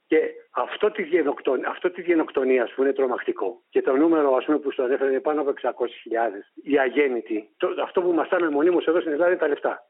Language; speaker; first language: Greek; native; Greek